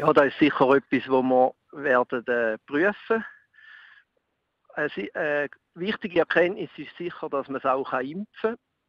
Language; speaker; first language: German; native; German